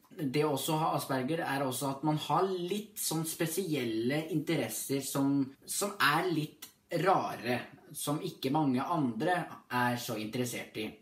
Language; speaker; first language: Norwegian; native; Norwegian